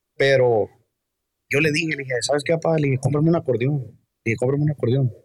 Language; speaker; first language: Spanish; early bilingual, heritage; Spanish